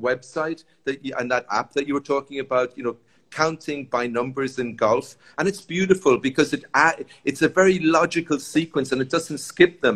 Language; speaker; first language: English; native; English